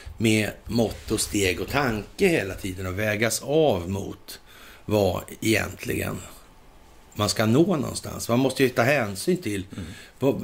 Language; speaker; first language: Swedish; native; Swedish